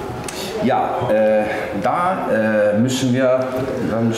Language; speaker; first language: German; non-native, fluent; Italian